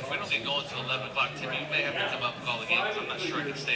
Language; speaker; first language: English; native; English